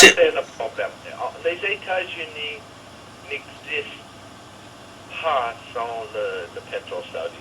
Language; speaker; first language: French; non-native, learner; English